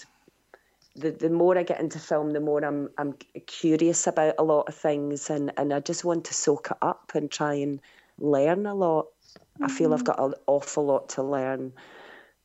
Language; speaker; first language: English; native; English